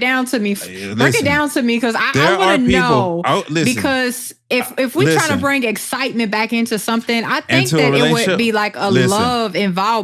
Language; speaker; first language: English; native; English